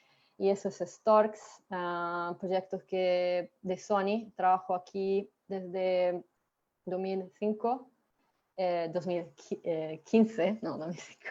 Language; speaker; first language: Spanish; non-native, fluent; Italian